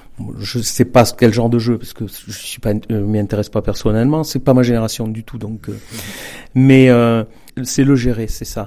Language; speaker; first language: French; native; French